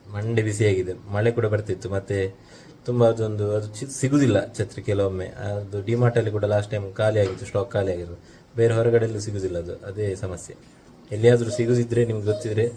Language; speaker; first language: Kannada; non-native, local second language; Tulu